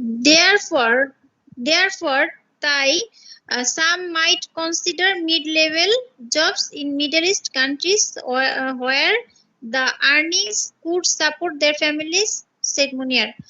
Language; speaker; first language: English; non-native, local second language; Bangla